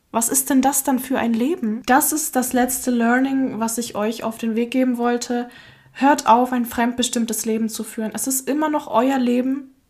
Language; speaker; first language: German; early bilingual, other home language; Russian